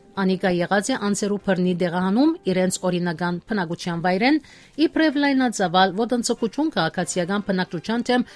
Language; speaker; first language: Armenian; early bilingual, heritage; Armenian